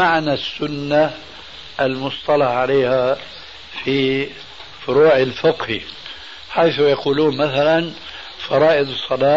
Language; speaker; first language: Arabic; early bilingual, other home language; Albanian